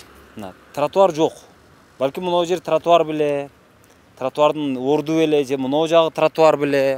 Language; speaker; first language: Kyrgyz; native; Kyrgyz